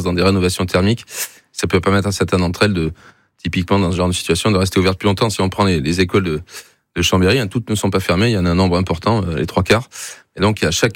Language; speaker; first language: French; native; French